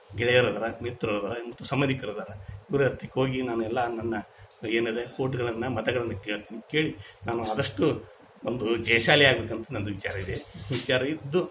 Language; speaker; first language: Kannada; native; Kannada